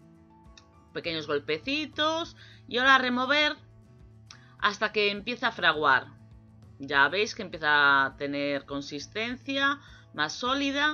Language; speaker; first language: Spanish; native; Spanish